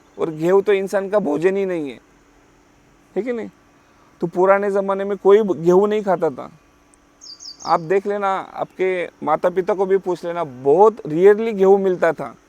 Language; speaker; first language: Hindi; non-native, local second language; Marathi